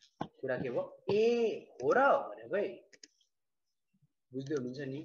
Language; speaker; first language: Korean; non-native, fluent; Nepali